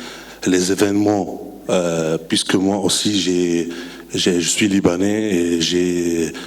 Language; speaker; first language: French; non-native, local second language; Arabic